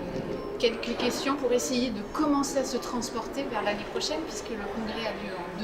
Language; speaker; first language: French; native; French